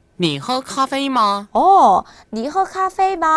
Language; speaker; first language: Chinese; non-native, fluent; Korean